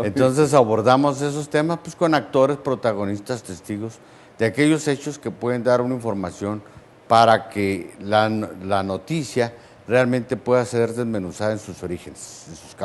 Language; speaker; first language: Spanish; native; Spanish